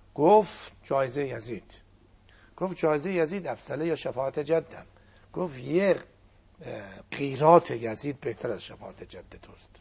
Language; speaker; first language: Persian; non-native, local second language; Azerbaijani